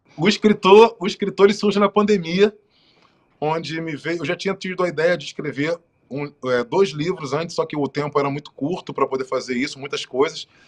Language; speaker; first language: Portuguese; native; Portuguese